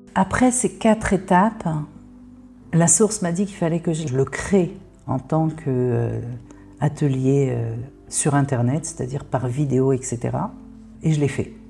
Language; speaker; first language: French; native; French